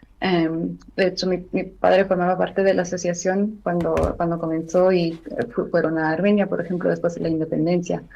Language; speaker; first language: Spanish; non-native, fluent; Armenian